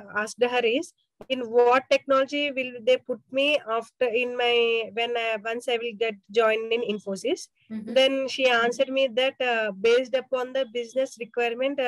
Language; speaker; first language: English; non-native, local second language; Telugu